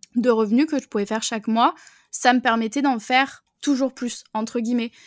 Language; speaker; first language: French; native; French